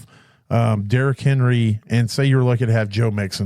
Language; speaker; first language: English; native; English